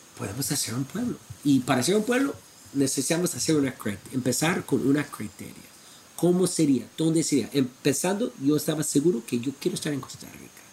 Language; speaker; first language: Spanish; non-native, fluent; English